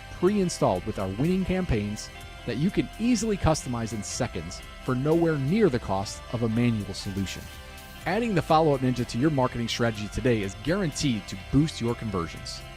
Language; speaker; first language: English; native; English